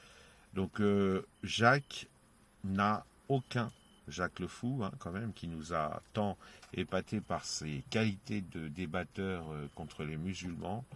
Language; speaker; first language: French; native; French